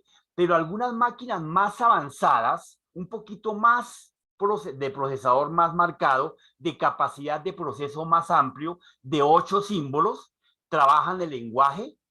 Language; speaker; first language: Spanish; native; Spanish